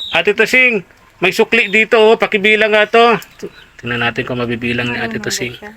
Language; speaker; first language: Filipino; native; Filipino